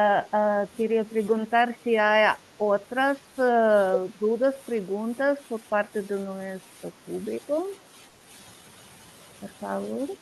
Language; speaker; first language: Spanish; non-native, learner; Russian